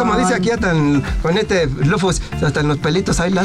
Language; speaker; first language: Spanish; native; Spanish